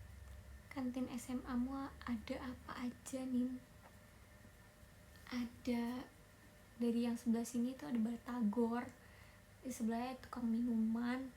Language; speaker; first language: Indonesian; native; Indonesian